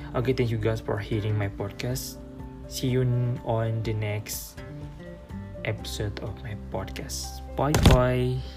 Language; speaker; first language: English; non-native, learner; Indonesian